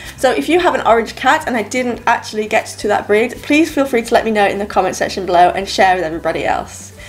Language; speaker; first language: English; native; English